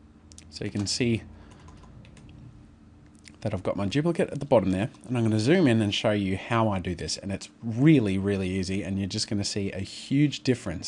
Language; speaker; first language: English; native; English